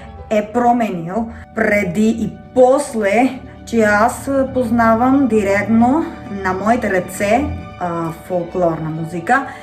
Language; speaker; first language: Bulgarian; non-native, learner; Spanish